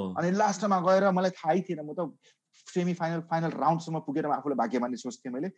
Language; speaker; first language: Nepali; non-native, local second language; Maithili